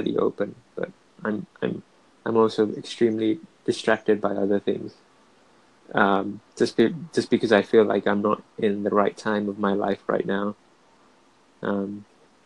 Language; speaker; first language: English; native; English